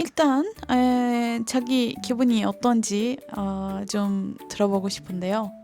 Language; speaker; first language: Korean; non-native, fluent; Turkish